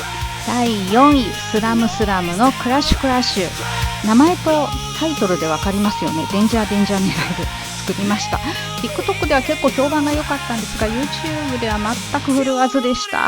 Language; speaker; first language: Japanese; native; Japanese